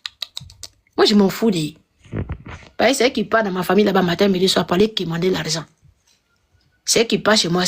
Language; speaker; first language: French; non-native, local second language; Dyula